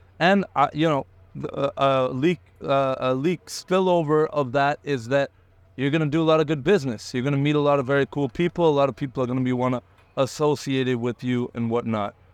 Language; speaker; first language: English; early bilingual, other home language; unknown